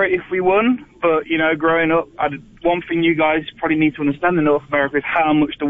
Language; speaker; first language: English; native; English